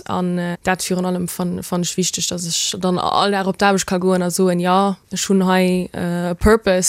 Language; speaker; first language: Luxembourgish; early bilingual, heritage; Luxembourgish